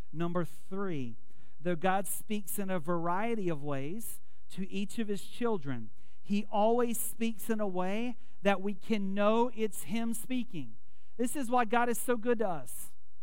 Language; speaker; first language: English; native; English